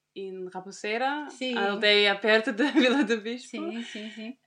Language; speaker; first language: Portuguese; non-native, fluent; German